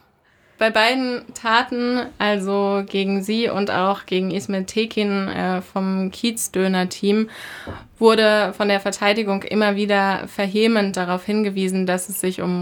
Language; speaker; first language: German; native; German